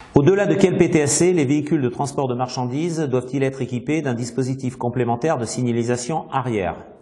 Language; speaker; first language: French; native; French